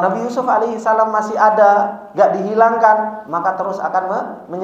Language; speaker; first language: Indonesian; native; Indonesian